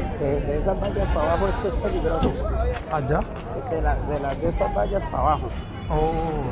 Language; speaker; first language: Spanish; native; Spanish